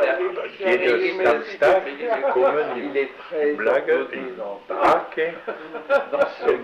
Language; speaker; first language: German; non-native, learner; French